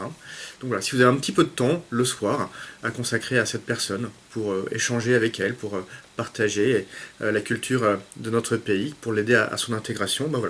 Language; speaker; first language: French; native; French